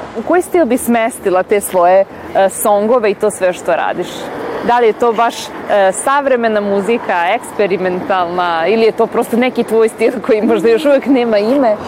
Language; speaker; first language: Serbian; native; Serbian